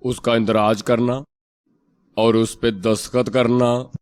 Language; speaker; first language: Urdu; non-native, local second language; Punjabi